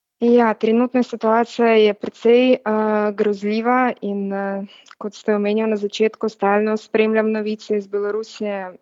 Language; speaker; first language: Slovenian; non-native, fluent; Russian